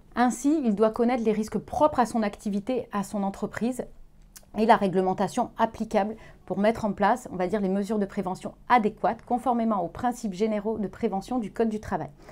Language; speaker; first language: French; native; French